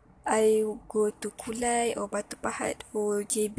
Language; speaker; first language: English; non-native, local second language; Malay